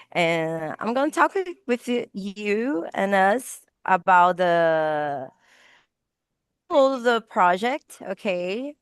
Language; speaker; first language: English; non-native, learner; Portuguese